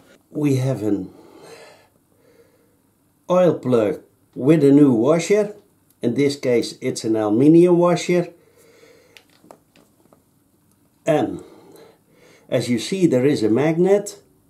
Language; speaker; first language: English; non-native, fluent; Dutch